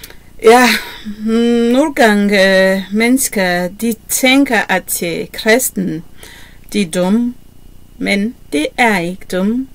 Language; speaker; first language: Danish; non-native, learner; Kinyarwanda